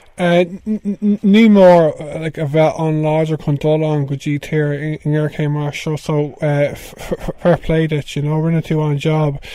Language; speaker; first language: Irish; native; Irish